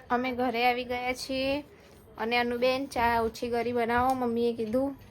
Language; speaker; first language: Gujarati; native; Gujarati